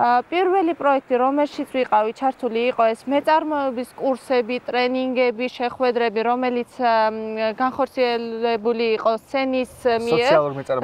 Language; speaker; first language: Georgian; non-native, local second language; Armenian